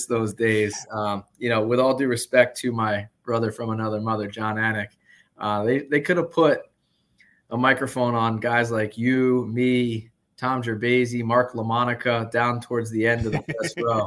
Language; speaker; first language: English; native; English